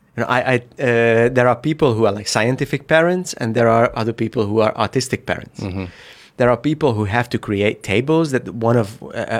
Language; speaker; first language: English; non-native, fluent; Hungarian